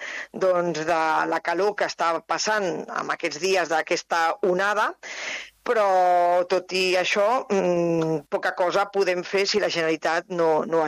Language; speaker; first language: Catalan; native; Catalan